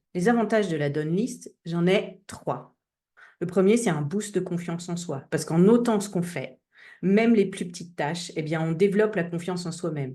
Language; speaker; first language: French; native; French